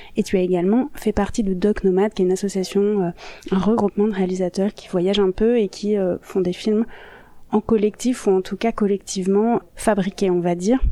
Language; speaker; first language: French; native; French